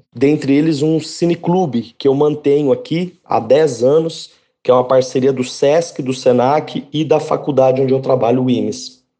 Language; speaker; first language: Portuguese; native; Portuguese